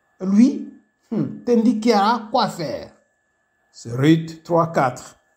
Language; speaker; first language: French; non-native, local second language; Kinyarwanda